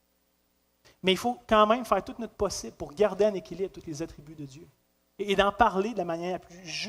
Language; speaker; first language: French; native; French